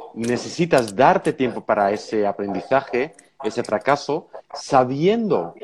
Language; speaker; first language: Spanish; non-native, fluent; Dutch